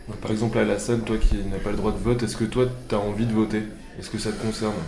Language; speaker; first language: French; native; French